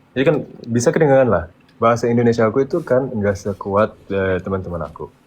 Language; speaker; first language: Indonesian; early bilingual, other home language; English